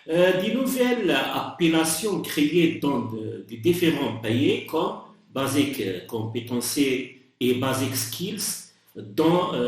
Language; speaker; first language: French; non-native, local second language; Arabic